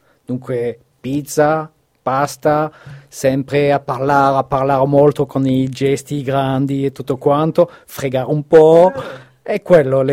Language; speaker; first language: Italian; non-native, fluent; French